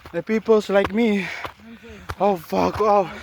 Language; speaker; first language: English; non-native, learner; Indonesian